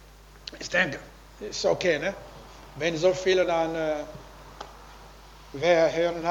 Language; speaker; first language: German; non-native, learner; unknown